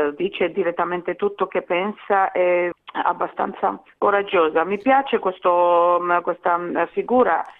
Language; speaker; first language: Italian; non-native, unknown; Georgian